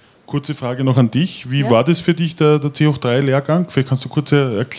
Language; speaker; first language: German; native; German